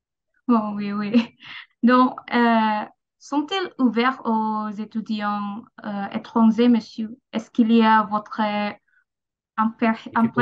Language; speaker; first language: French; non-native, learner; Indonesian